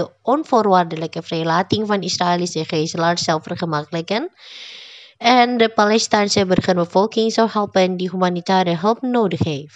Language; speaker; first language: Dutch; non-native, fluent; Indonesian